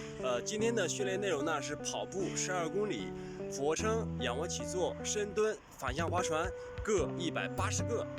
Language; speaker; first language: Chinese; native; Chinese